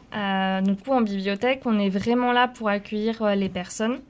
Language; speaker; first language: French; native; French